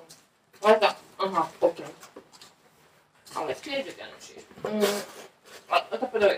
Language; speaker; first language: Finnish; native; Finnish